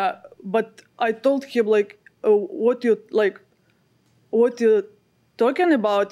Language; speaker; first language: English; non-native, learner; Ukrainian